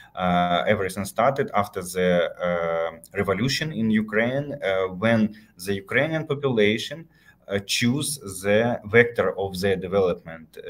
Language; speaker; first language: English; non-native, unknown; Ukrainian